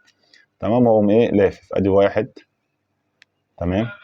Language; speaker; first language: Arabic; native; Arabic